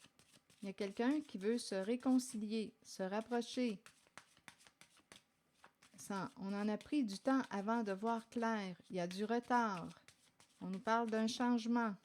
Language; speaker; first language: French; native; French